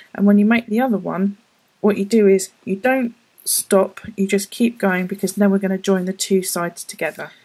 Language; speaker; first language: English; native; English